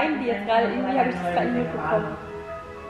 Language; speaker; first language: German; native; German